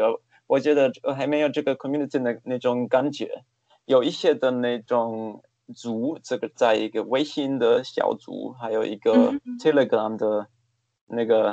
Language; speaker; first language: Chinese; non-native, fluent; German